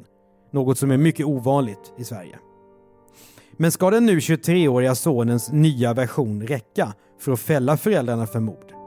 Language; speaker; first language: Swedish; native; Swedish